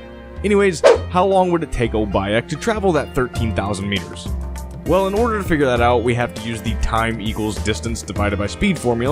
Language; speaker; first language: English; native; English